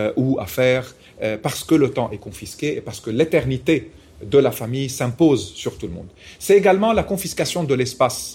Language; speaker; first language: French; non-native, local second language; Arabic